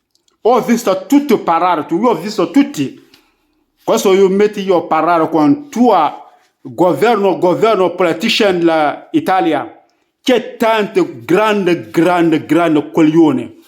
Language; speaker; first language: Italian; non-native, learner; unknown